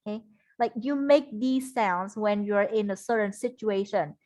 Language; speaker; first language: English; non-native, fluent; Vietnamese